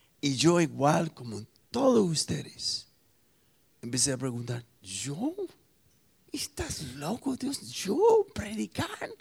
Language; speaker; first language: Spanish; non-native, fluent; English